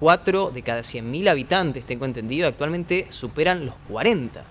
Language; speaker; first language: Spanish; native; Spanish